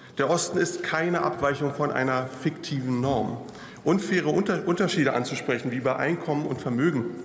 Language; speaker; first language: German; native; German